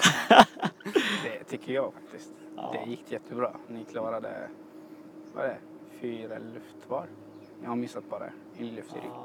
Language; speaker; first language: Swedish; non-native, fluent; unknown